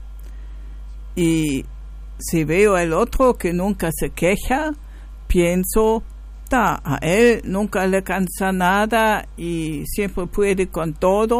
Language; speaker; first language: Spanish; native; Spanish